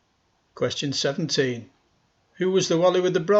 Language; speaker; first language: English; native; English